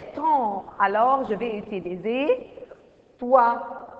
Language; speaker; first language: French; non-native, fluent; Arabic